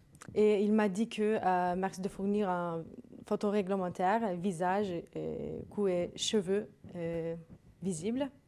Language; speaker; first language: French; non-native, learner; Turkish